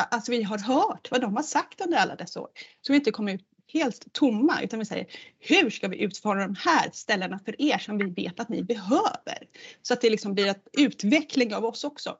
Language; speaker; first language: Swedish; native; Swedish